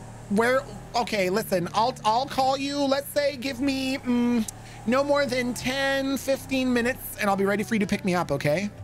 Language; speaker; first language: English; native; English